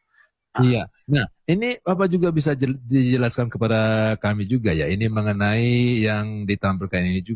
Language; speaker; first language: Indonesian; native; Indonesian